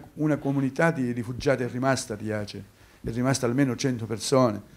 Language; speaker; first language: Italian; native; Italian